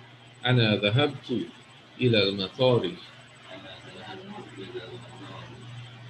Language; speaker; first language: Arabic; non-native, fluent; English